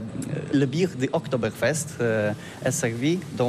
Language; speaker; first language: French; non-native, learner; Polish